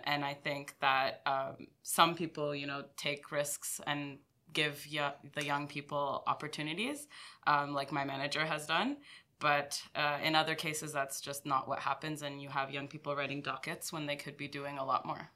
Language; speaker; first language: English; early bilingual, other home language; French